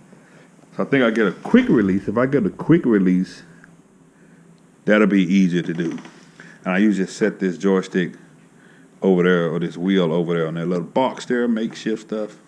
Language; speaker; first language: English; native; English